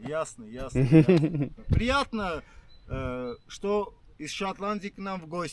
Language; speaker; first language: Russian; non-native, fluent; Armenian